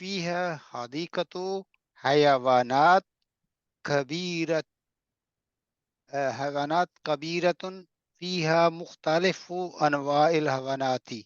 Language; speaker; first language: Arabic; non-native, fluent; Urdu